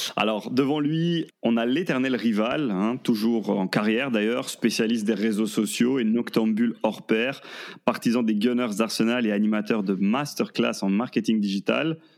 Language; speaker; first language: French; native; French